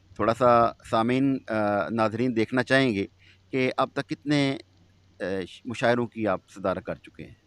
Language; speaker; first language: Urdu; non-native, local second language; Punjabi